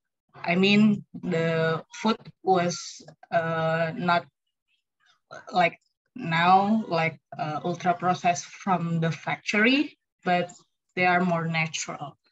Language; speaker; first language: English; non-native, learner; Indonesian